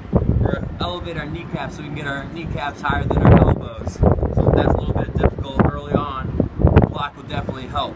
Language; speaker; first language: English; native; English